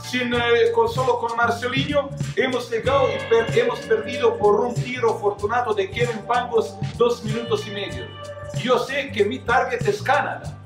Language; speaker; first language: Spanish; non-native, fluent; Serbian